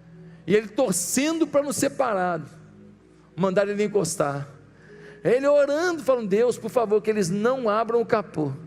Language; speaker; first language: Portuguese; native; Portuguese